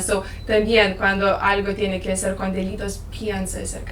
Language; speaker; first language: Spanish; non-native, learner; Lithuanian